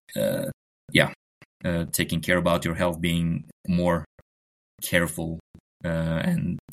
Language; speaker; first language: English; non-native, fluent; Norwegian